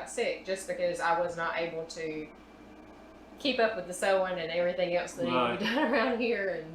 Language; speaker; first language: English; native; English